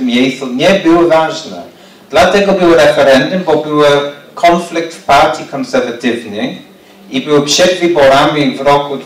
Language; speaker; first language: Polish; non-native, learner; English